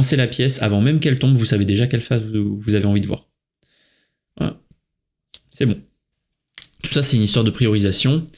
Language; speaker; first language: French; native; French